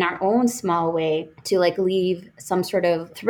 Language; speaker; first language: English; non-native, local second language; Bangla